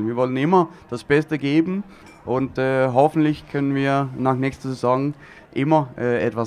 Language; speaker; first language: German; non-native, fluent; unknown